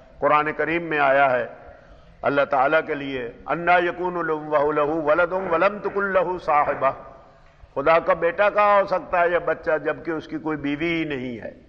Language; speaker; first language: Urdu; non-native, local second language; Punjabi